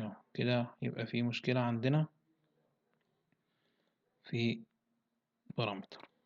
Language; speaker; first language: Arabic; native; Arabic